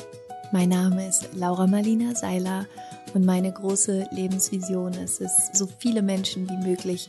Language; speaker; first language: German; native; German